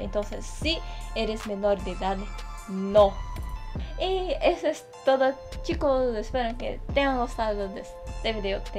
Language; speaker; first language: Spanish; non-native, fluent; Portuguese